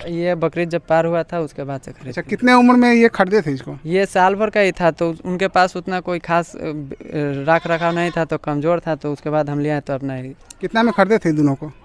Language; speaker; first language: Hindi; native; Hindi